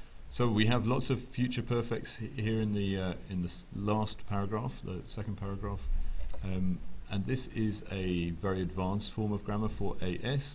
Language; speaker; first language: English; native; English